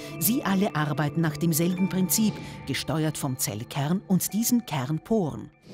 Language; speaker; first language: German; native; German